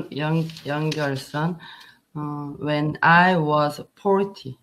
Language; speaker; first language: English; non-native, learner; Korean